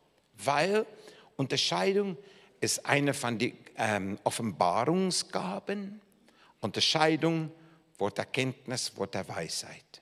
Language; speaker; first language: German; non-native, fluent; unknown